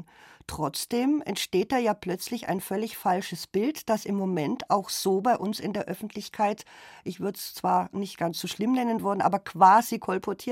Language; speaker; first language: German; native; German